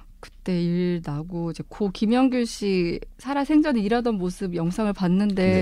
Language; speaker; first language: Korean; native; Korean